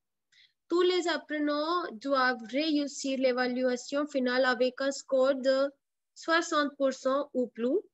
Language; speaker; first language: French; non-native, fluent; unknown